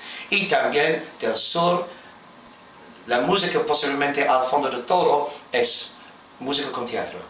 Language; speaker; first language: Spanish; non-native, fluent; English